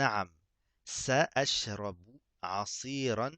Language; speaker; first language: Arabic; non-native, fluent; French